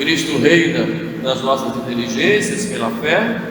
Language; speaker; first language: Portuguese; native; Portuguese